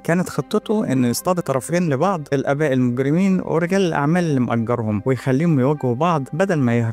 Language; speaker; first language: Arabic; native; Arabic